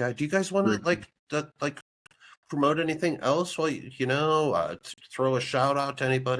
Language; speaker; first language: English; native; English